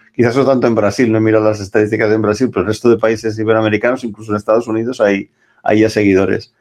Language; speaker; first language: Spanish; non-native, local second language; Catalan